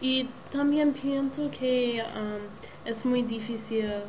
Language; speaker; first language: Spanish; non-native, learner; English